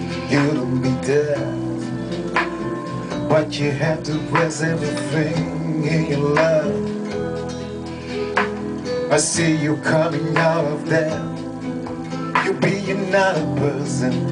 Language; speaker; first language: English; non-native, learner; Dutch